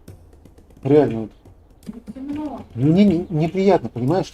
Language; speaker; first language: Russian; native; Russian